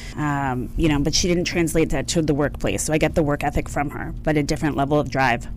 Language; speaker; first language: English; native; English